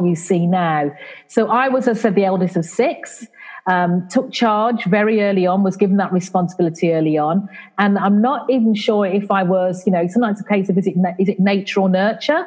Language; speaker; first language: English; native; English